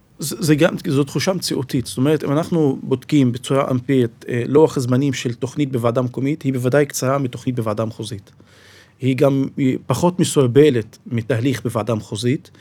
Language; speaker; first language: Hebrew; non-native, local second language; Arabic